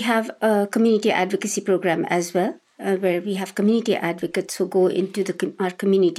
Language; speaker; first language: English; non-native, local second language; Hindi